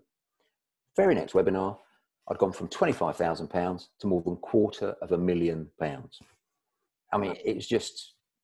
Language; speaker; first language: English; native; English